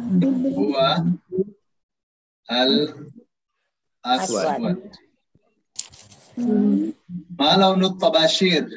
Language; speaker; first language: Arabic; non-native, fluent; Indonesian